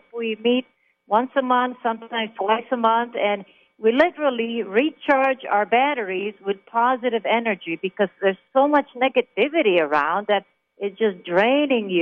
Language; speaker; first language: English; non-native, fluent; Hebrew